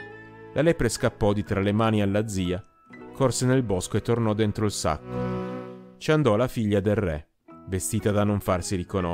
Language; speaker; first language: Italian; native; Italian